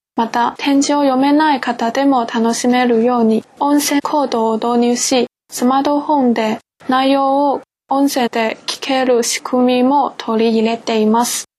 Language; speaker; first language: Japanese; non-native, fluent; Chinese